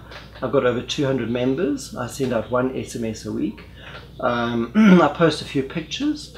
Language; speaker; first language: English; native; English